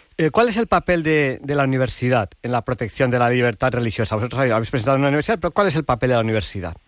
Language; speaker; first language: Spanish; native; Spanish